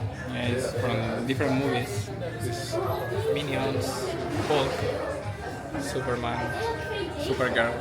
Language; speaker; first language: English; non-native, fluent; Spanish